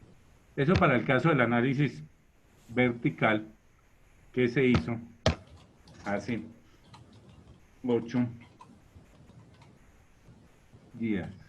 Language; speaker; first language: Spanish; native; Spanish